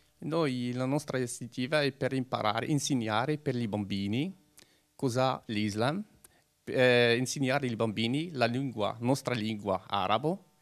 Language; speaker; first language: Italian; non-native, learner; Arabic